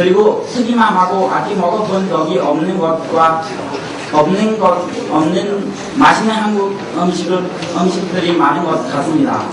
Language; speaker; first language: Korean; non-native, learner; Chinese